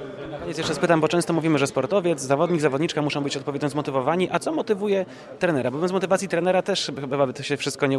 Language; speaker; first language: Polish; native; Polish